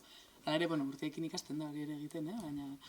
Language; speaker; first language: Basque; native; Basque